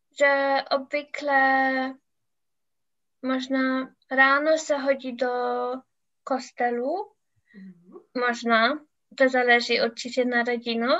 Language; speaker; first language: Czech; non-native, learner; English